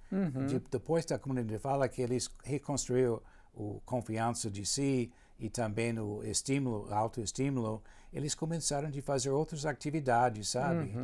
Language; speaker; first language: Portuguese; non-native, fluent; English